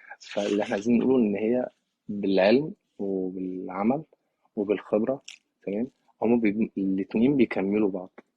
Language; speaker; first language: Egyptian Arabic; native; Egyptian Arabic